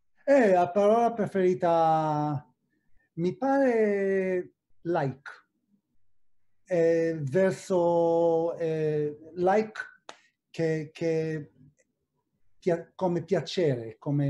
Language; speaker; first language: Italian; non-native, fluent; Hebrew